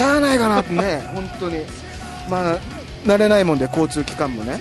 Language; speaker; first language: Japanese; native; Japanese